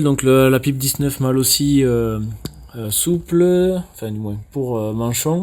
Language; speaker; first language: French; native; French